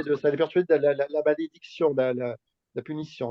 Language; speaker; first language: French; native; French